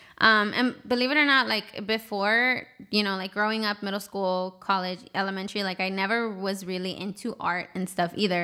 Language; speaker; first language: English; early bilingual, other home language; Spanish